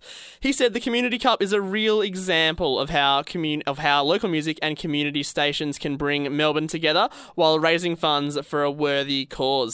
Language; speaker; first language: English; native; English